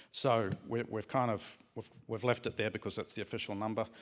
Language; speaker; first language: English; native; English